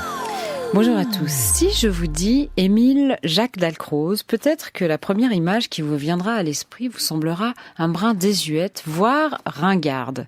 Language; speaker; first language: French; native; French